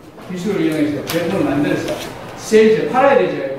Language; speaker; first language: Korean; native; Korean